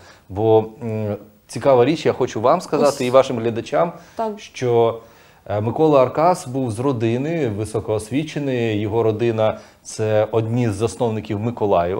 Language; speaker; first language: Ukrainian; non-native, local second language; Russian